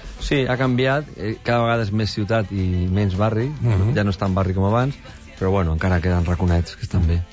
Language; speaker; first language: Catalan; non-native, local second language; Spanish